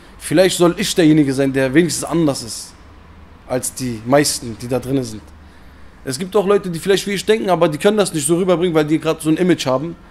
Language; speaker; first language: German; early bilingual, other home language; Turkish